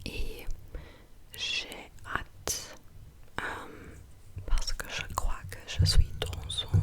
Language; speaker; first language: French; non-native, fluent; English